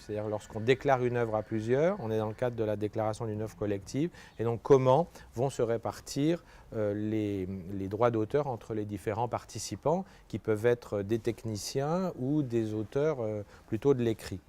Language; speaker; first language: French; native; French